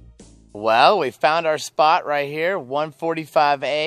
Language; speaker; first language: English; native; English